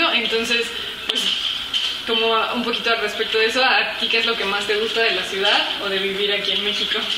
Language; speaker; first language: Spanish; native; Spanish